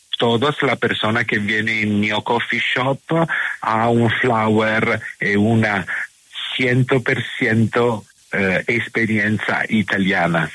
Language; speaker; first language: Spanish; non-native, learner; Italian